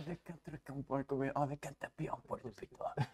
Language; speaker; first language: French; native; French